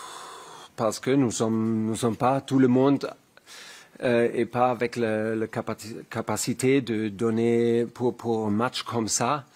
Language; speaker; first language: French; non-native, learner; German